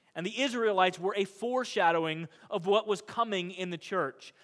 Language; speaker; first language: English; native; English